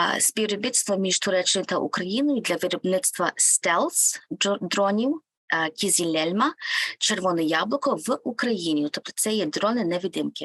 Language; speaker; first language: Ukrainian; native; Ukrainian